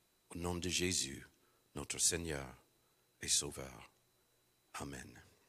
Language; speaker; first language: French; non-native, fluent; English